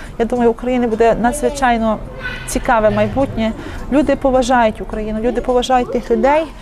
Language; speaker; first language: Ukrainian; native; Ukrainian